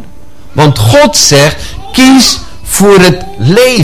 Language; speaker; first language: Dutch; non-native, fluent; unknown